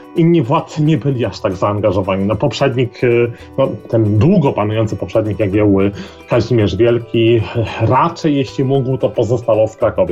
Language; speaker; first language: Polish; native; Polish